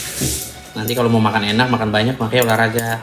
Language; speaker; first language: Indonesian; native; Indonesian